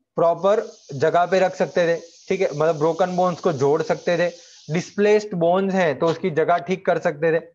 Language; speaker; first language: Hindi; non-native, local second language; Gujarati